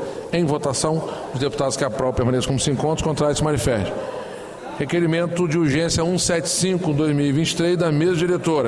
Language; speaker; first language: Portuguese; native; Portuguese